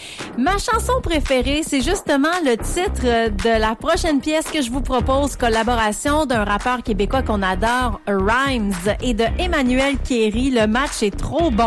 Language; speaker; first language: French; native; French